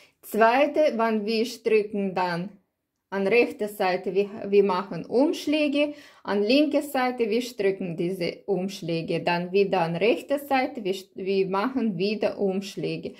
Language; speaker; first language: German; non-native, learner; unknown